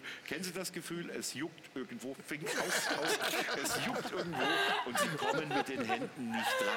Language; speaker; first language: German; native; German